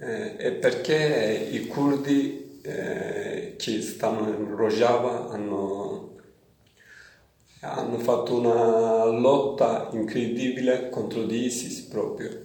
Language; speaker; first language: Italian; non-native, learner; Kurdish